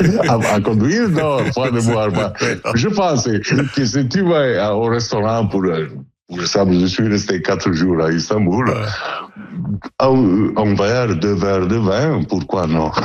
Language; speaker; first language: French; non-native, learner; Italian